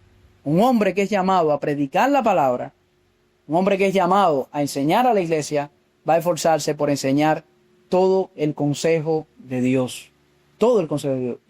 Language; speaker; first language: Spanish; native; Spanish